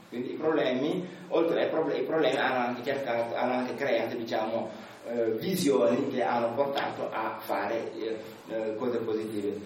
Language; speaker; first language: Italian; non-native, fluent; Wolof